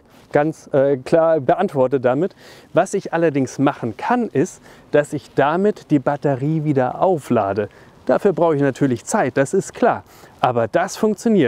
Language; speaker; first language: German; native; German